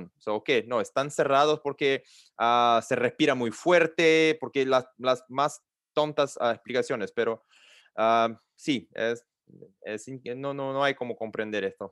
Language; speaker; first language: Spanish; non-native, learner; Portuguese